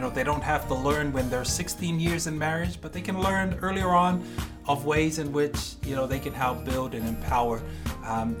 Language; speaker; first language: English; native; English